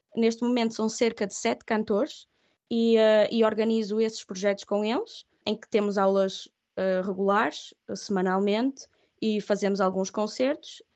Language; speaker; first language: Portuguese; early bilingual, other home language; Catalan